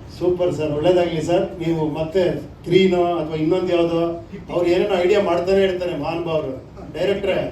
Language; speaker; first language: Kannada; native; Kannada